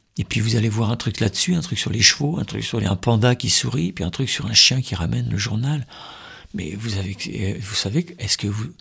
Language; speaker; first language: French; native; French